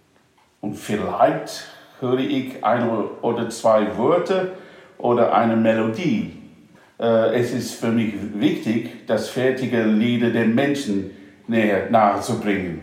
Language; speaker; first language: German; non-native, fluent; English